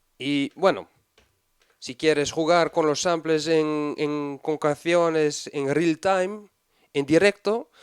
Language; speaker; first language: Spanish; non-native, fluent; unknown